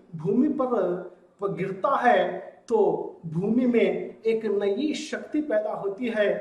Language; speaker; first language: Hindi; non-native, local second language; Telugu